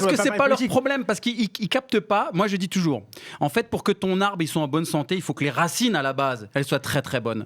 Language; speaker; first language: French; native; French